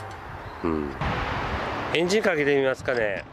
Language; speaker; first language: Japanese; native; Japanese